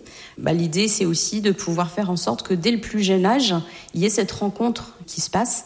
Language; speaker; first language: French; native; French